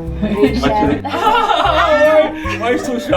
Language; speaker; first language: English; non-native, learner; Korean